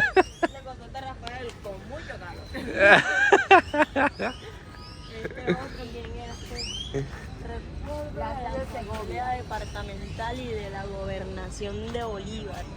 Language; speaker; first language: Spanish; native; Spanish